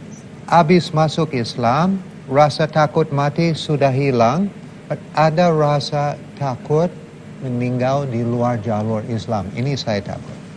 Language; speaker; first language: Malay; non-native, fluent; English